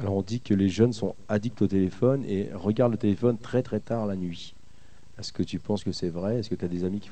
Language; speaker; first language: French; native; French